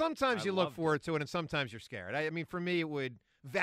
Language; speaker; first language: English; native; English